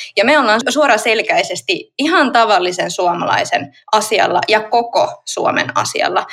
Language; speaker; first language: Finnish; native; Finnish